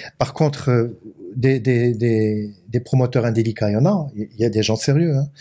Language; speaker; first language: French; non-native, local second language; Arabic